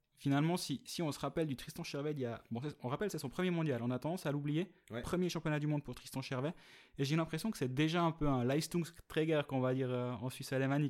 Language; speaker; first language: French; native; French